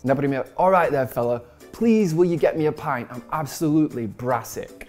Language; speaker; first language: English; native; English